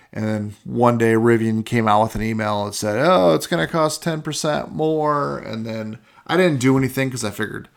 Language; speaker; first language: English; native; English